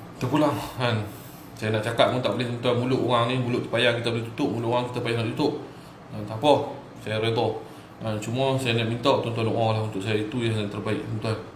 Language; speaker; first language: Malay; native; Malay